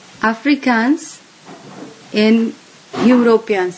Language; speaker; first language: English; non-native, learner; Slovak